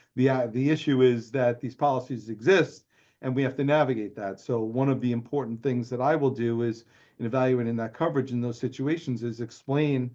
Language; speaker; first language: English; native; English